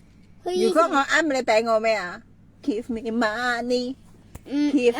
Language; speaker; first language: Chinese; non-native, fluent; Indonesian